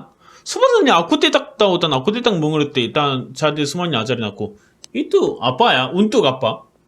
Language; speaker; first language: Indonesian; non-native, learner; Korean